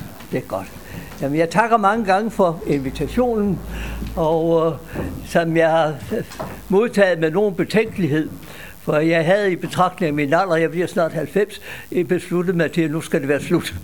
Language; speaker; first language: Danish; native; Danish